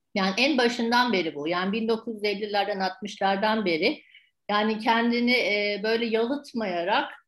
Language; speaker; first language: Turkish; native; Turkish